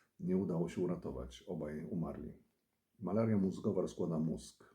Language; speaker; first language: Polish; native; Polish